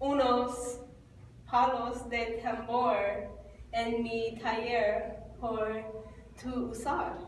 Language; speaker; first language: Spanish; non-native, learner; English